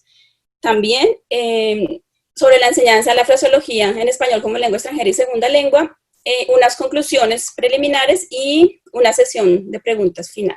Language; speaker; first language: Spanish; native; Spanish